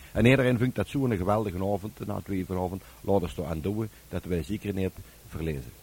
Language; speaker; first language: Dutch; native; Dutch